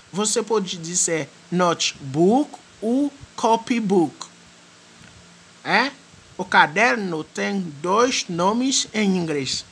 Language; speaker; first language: Portuguese; non-native, fluent; French